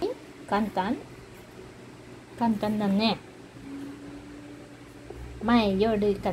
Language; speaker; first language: Japanese; non-native, learner; Vietnamese